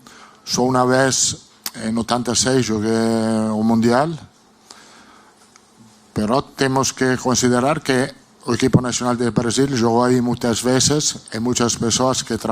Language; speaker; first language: Portuguese; non-native, fluent; Italian